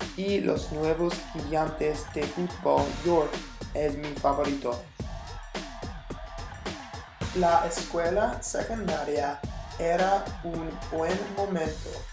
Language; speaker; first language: Spanish; non-native, learner; English